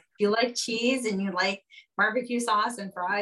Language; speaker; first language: English; native; English